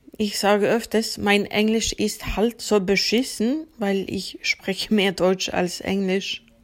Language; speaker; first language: German; non-native, fluent; Swedish